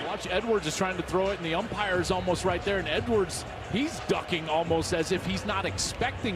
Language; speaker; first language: English; native; English